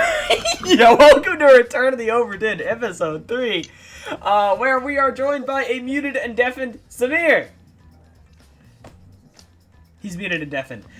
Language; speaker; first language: English; native; English